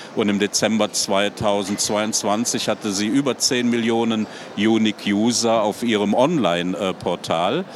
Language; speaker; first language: German; native; German